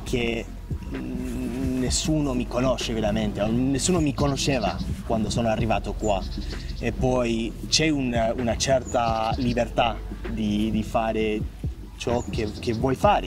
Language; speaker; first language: Italian; non-native, fluent; English